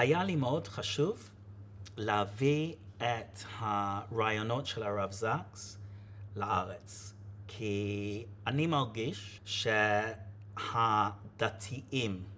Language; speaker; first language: Hebrew; non-native, fluent; English